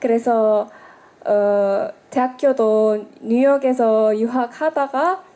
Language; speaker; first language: Korean; non-native, fluent; Indonesian